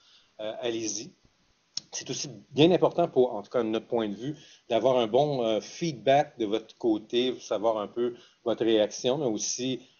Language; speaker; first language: French; native; French